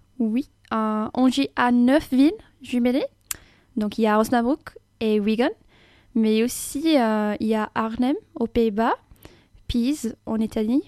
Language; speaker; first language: French; non-native, fluent; English